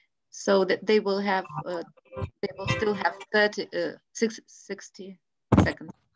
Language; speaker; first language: English; non-native, fluent; Ukrainian